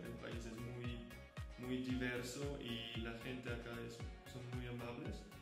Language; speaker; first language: Spanish; non-native, learner; German